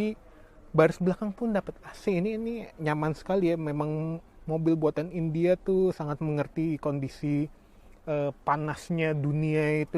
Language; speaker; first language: Indonesian; native; Indonesian